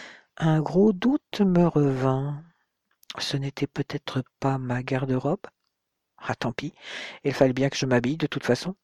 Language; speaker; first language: French; native; French